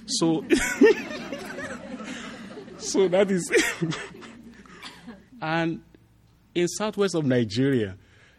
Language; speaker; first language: English; non-native, local second language; Yoruba